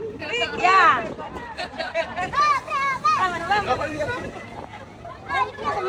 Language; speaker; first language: Spanish; native; Spanish